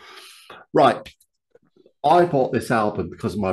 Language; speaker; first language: English; native; English